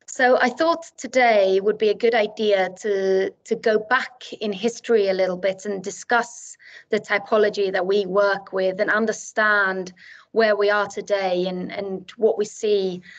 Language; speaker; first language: English; non-native, fluent; Swedish